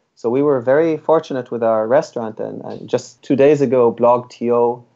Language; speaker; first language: English; early bilingual, other home language; Hebrew